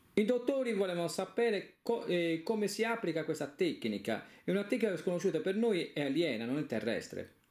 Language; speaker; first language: Italian; native; Italian